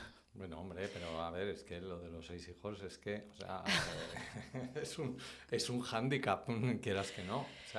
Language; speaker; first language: Spanish; native; Spanish